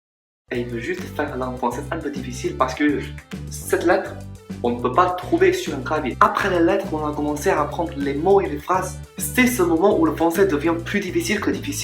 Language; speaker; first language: French; non-native, learner; Chinese